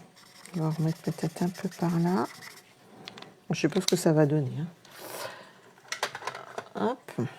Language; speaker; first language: French; native; French